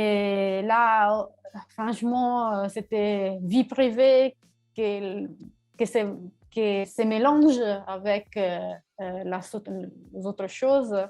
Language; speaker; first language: French; non-native, learner; Italian